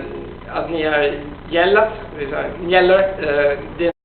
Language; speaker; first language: Swedish; non-native, fluent; Italian